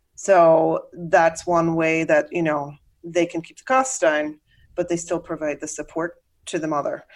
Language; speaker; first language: English; native; English